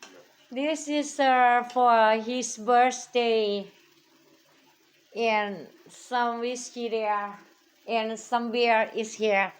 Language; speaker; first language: English; non-native, learner; Thai